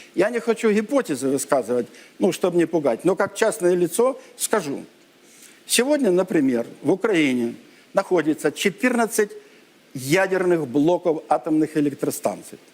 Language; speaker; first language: Russian; non-native, local second language; Ukrainian